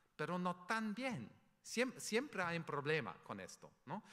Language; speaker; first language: Spanish; non-native, fluent; German